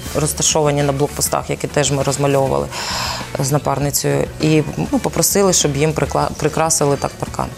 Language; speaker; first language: Ukrainian; native; Ukrainian